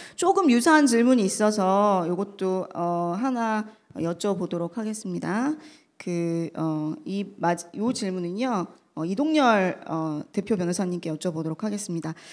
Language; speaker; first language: Korean; native; Korean